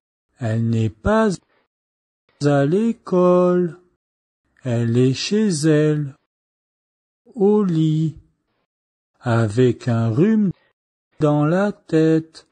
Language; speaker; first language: French; non-native, fluent; Chinese